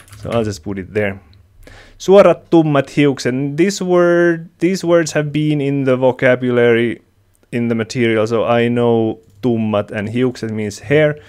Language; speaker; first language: English; non-native, fluent; Finnish